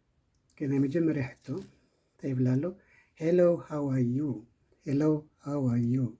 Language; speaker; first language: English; non-native, fluent; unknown